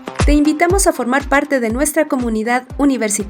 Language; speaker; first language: Spanish; native; Spanish